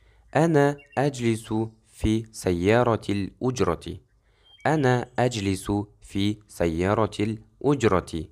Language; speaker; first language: Arabic; non-native, fluent; Kazakh